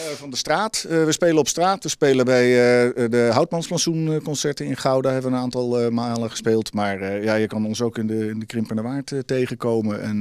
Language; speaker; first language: Dutch; native; Dutch